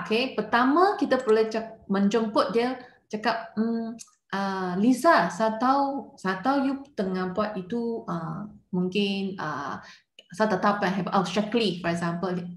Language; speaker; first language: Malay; non-native, local second language; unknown